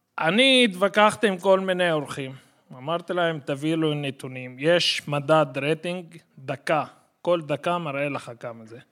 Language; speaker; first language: Hebrew; non-native, local second language; Arabic